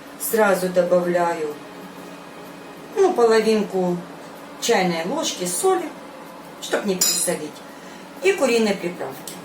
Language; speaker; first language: Russian; non-native, local second language; Ukrainian